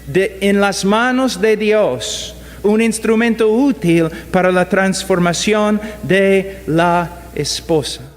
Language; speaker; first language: Spanish; non-native, fluent; English